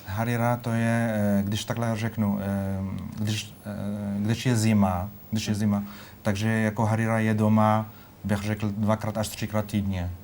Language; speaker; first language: Czech; non-native, fluent; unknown